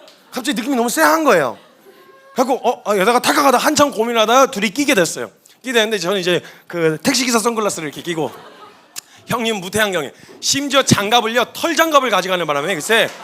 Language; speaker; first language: Korean; native; Korean